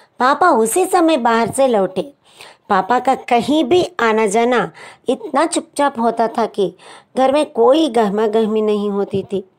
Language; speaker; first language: Hindi; non-native, local second language; Telugu